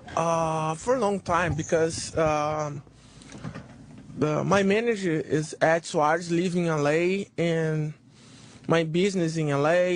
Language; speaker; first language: English; non-native, learner; Portuguese